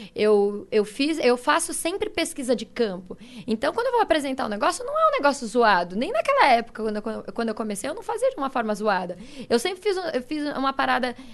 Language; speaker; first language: Portuguese; native; Portuguese